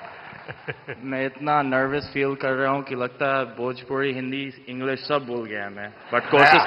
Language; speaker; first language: Hindi; non-native, fluent; English